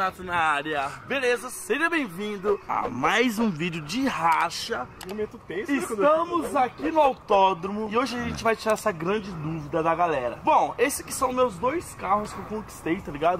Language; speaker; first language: Portuguese; native; Portuguese